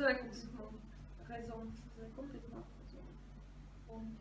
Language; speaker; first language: French; non-native, fluent; Russian